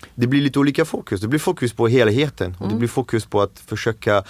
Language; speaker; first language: Swedish; non-native, fluent; French